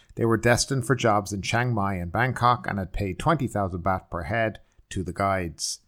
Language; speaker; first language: English; native; English